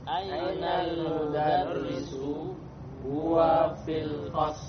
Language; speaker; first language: Arabic; non-native, learner; Indonesian